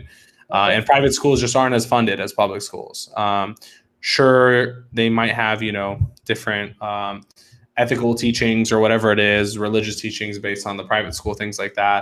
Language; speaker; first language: English; native; English